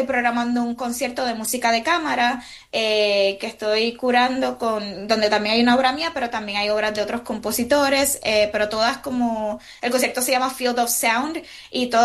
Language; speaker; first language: Spanish; native; Spanish